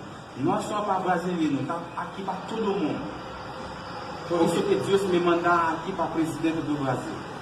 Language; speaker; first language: Portuguese; non-native, learner; Haitian Creole